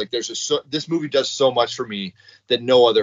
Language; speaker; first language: English; native; English